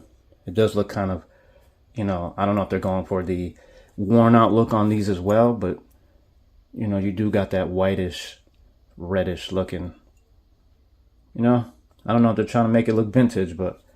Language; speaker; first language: English; native; English